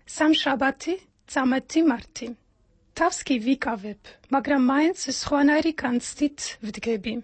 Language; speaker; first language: Georgian; non-native, fluent; Dutch